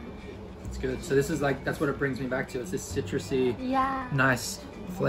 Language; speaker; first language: English; native; English